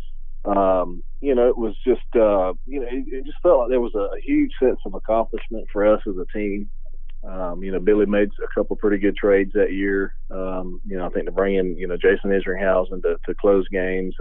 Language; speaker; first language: English; native; English